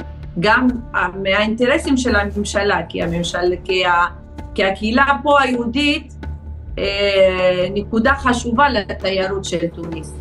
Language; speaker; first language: Hebrew; non-native, fluent; Arabic